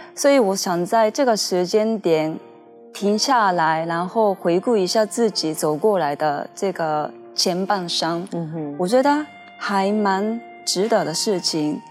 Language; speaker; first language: Chinese; non-native, fluent; Japanese